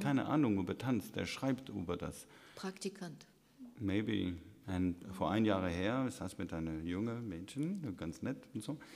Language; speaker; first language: German; non-native, fluent; English